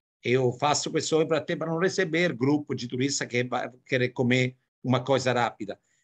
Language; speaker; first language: Portuguese; non-native, fluent; Italian